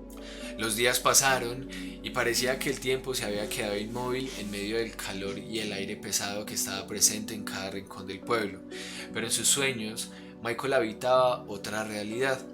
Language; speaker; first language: Spanish; native; Spanish